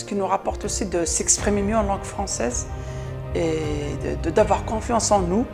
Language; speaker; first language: French; non-native, local second language; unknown